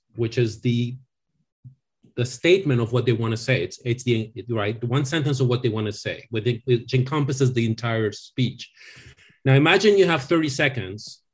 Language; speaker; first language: English; non-native, fluent; French